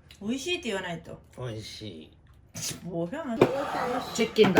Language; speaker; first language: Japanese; non-native, fluent; Korean